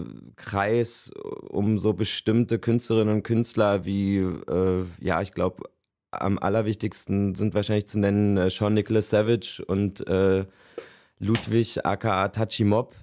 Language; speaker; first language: German; native; German